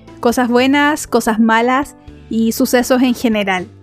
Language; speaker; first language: Spanish; native; Spanish